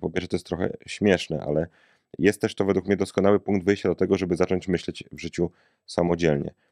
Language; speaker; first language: Polish; native; Polish